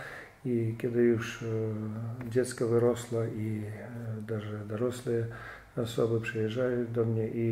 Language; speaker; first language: Polish; non-native, fluent; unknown